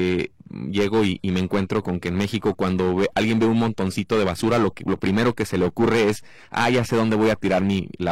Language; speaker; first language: Spanish; native; Spanish